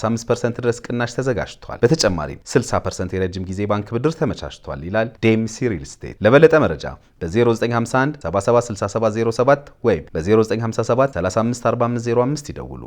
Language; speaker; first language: Amharic; native; Amharic